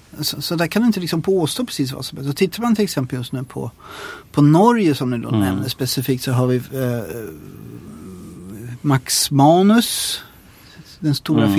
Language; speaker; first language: Swedish; native; Swedish